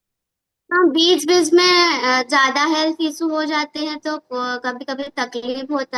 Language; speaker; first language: Hindi; non-native, local second language; Odia